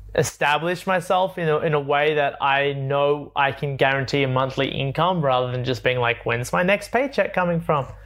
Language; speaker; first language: English; native; English